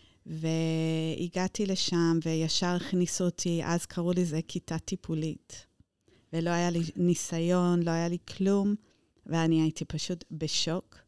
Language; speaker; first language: Hebrew; non-native, fluent; English